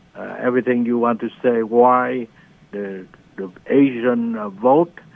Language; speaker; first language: English; non-native, learner; Vietnamese